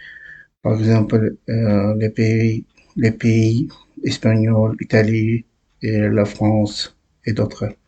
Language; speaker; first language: French; non-native, learner; Uzbek